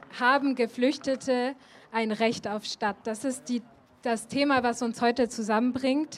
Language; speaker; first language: German; native; German